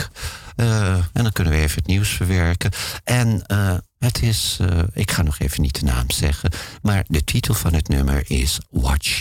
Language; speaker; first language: Dutch; native; Dutch